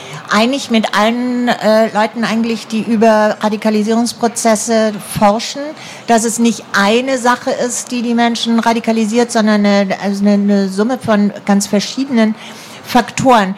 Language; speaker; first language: German; native; German